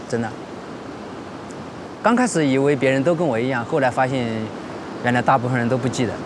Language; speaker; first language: Chinese; native; Chinese